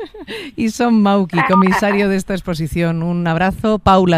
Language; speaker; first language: Spanish; native; Spanish